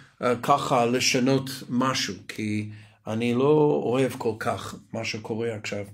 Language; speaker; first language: Hebrew; non-native, fluent; English